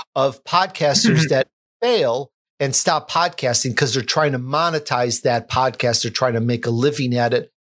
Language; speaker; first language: English; native; English